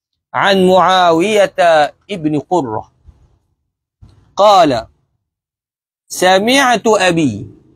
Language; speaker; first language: Arabic; non-native, fluent; Malay